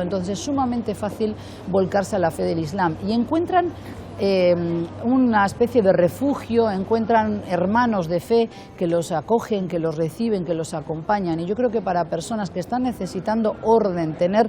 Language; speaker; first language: Spanish; native; Spanish